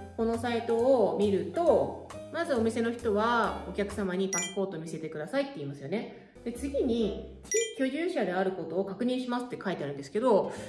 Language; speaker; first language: Japanese; native; Japanese